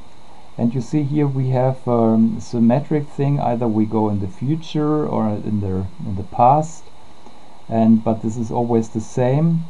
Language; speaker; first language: English; non-native, fluent; German